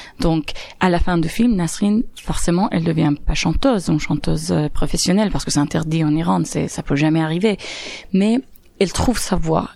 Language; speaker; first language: French; non-native, fluent; Persian